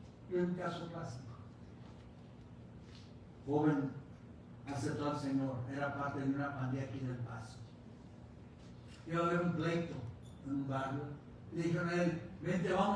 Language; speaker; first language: Spanish; early bilingual, heritage; Spanish